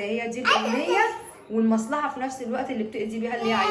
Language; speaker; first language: Arabic; native; Arabic